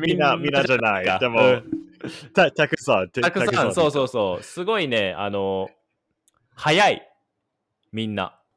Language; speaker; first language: Japanese; native; Japanese